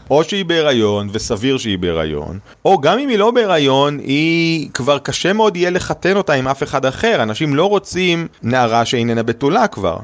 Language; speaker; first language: Hebrew; native; Hebrew